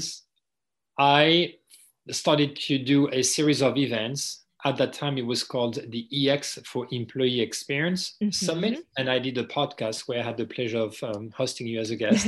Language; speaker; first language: English; non-native, fluent; French